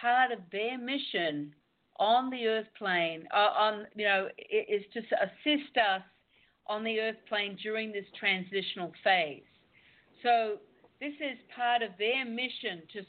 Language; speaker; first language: English; native; English